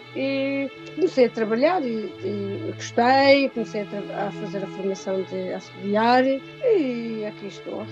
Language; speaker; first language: Portuguese; native; Portuguese